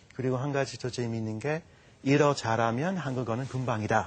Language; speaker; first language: Korean; non-native, fluent; English